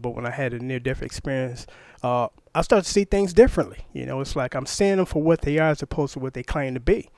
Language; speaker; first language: English; native; English